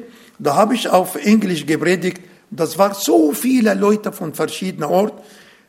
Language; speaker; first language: German; non-native, learner; Arabic